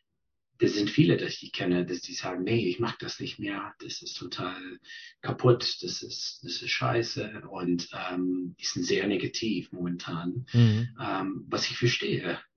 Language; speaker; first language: German; non-native, fluent; English